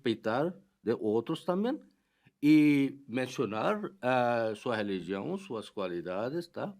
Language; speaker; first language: Portuguese; non-native, fluent; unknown